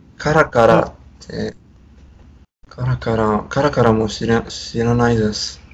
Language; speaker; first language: Japanese; non-native, learner; Spanish